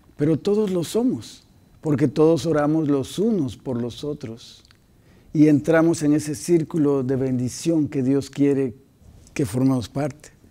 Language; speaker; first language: Spanish; native; Spanish